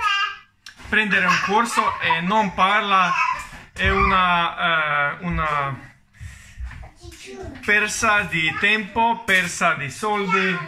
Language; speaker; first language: Italian; non-native, learner; Russian